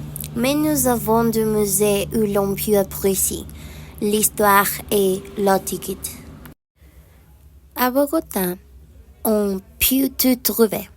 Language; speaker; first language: French; non-native, learner; Spanish